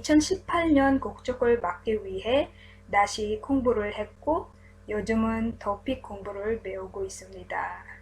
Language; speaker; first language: Korean; non-native, learner; Filipino